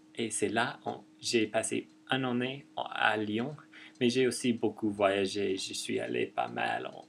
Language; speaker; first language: French; non-native, fluent; English